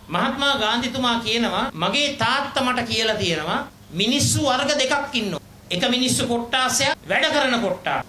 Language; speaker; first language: Sinhala; native; Sinhala